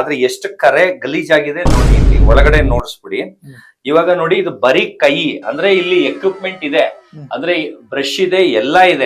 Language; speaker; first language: Kannada; native; Kannada